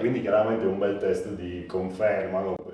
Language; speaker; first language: Italian; native; Italian